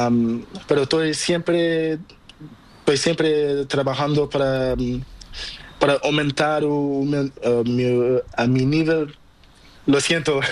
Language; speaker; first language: Spanish; non-native, learner; Portuguese